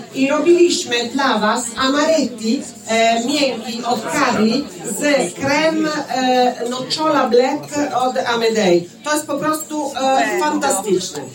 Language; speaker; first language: Polish; non-native, learner; Italian